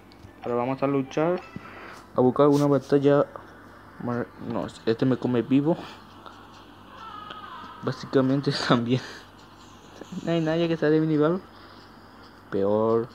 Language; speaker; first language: Spanish; native; Spanish